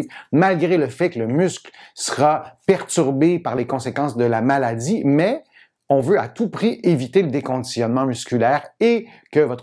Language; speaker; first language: French; native; French